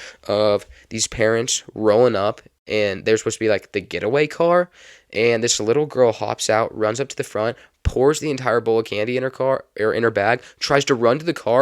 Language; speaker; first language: English; native; English